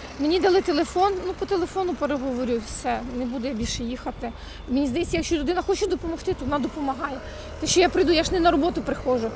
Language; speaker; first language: Ukrainian; native; Ukrainian